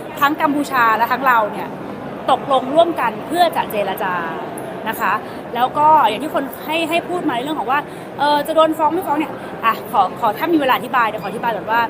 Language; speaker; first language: Thai; native; Thai